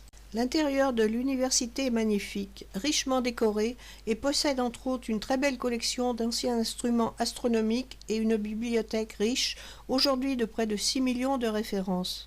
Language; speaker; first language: French; native; French